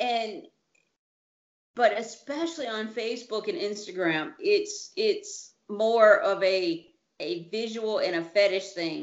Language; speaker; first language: English; native; English